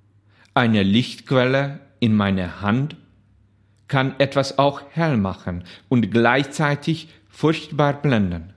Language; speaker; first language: German; non-native, fluent; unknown